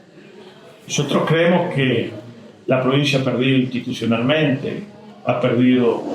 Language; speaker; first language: Spanish; native; Spanish